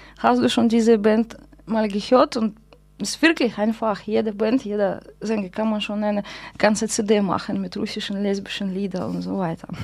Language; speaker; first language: German; non-native, fluent; Russian